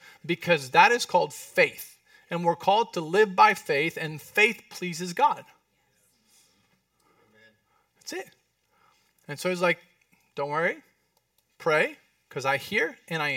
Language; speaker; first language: English; non-native, fluent; Spanish